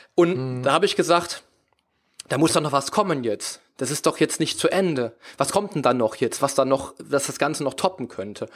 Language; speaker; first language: German; native; German